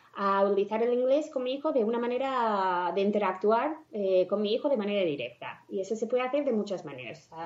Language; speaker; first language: Spanish; non-native, fluent; English